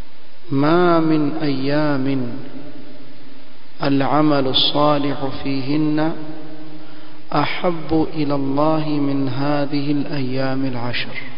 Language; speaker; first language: Arabic; non-native, fluent; Swahili